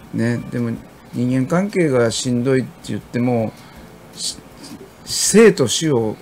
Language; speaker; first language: Japanese; native; Japanese